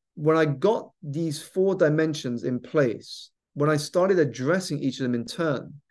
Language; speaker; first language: English; native; English